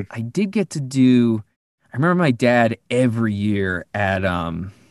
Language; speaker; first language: English; native; English